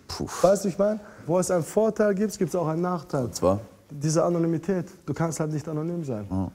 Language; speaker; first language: German; non-native, fluent; Russian